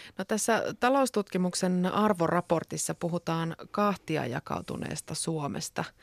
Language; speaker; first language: Finnish; native; Finnish